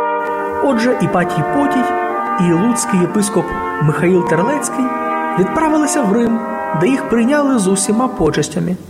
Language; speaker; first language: Ukrainian; native; Ukrainian